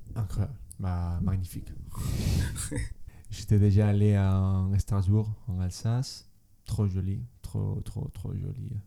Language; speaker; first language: French; non-native, fluent; Spanish